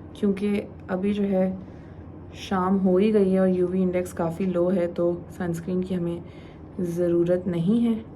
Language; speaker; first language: Urdu; native; Urdu